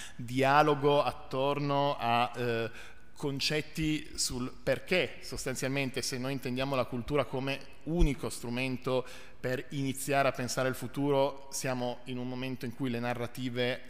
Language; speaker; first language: Italian; native; Italian